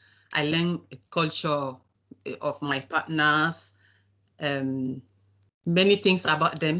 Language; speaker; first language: English; non-native, learner; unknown